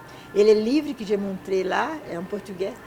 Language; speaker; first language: French; non-native, fluent; Portuguese